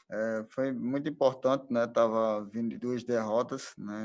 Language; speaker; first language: Portuguese; native; Portuguese